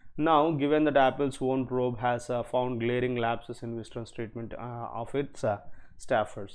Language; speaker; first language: English; non-native, local second language; Telugu